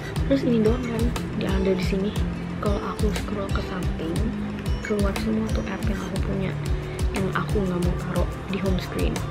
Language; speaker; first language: Indonesian; early bilingual, heritage; Indonesian